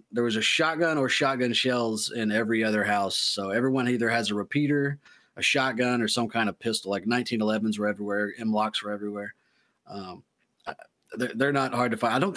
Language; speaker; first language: English; native; English